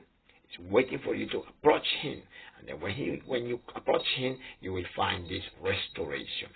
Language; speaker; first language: English; non-native, fluent; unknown